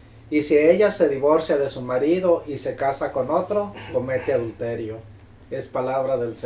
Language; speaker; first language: Spanish; native; Spanish